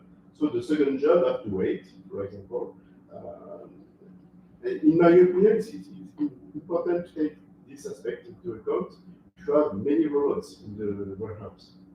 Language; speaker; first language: English; non-native, fluent; French